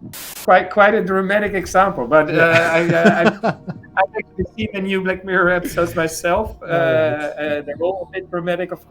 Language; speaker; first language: English; non-native, fluent; Dutch